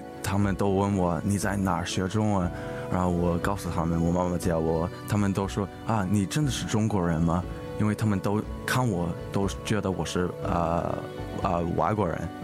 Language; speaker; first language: Chinese; early bilingual, heritage; English